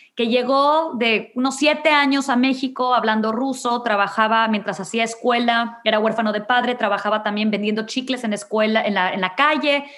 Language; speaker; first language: Spanish; native; Spanish